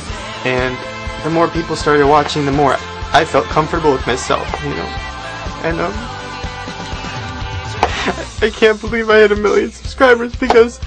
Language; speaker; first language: English; native; English